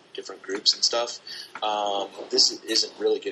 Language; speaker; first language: English; native; English